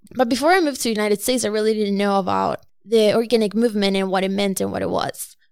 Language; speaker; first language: English; non-native, fluent; Spanish